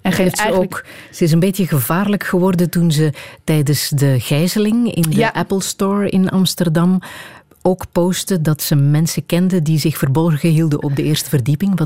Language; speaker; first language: Dutch; native; Dutch